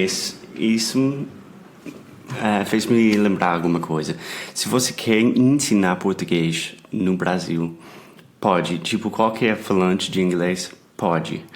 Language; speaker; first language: Portuguese; non-native, fluent; English